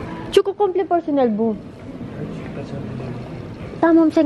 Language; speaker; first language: Turkish; non-native, learner; Filipino